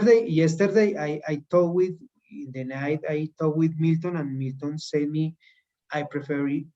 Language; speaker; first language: English; non-native, learner; Spanish